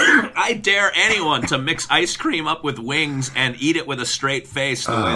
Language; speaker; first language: English; native; English